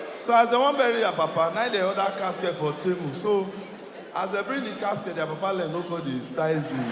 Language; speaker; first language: Nigerian Pidgin; native; Nigerian Pidgin